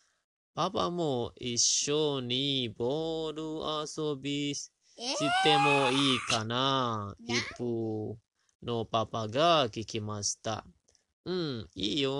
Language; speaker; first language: Japanese; non-native, learner; Indonesian